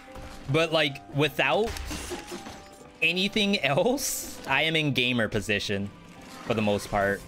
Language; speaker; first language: English; native; English